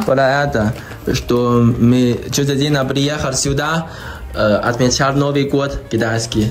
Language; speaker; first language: Russian; non-native, learner; Chinese